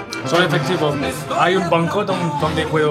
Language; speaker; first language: Spanish; non-native, learner; French